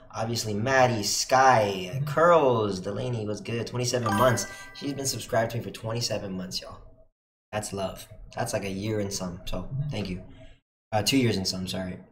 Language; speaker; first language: English; native; English